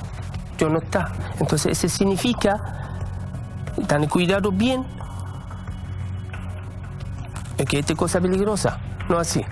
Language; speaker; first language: Spanish; non-native, learner; Arabic